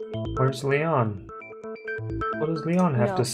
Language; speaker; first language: English; native; English